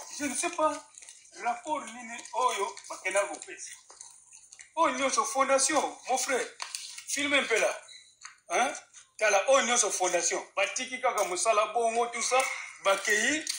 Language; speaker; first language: Lingala; non-native, local second language; Kongo